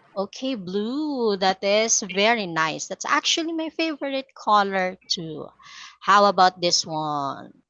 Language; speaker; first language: English; non-native, fluent; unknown